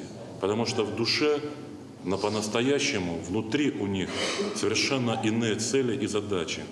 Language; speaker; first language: Russian; native; Russian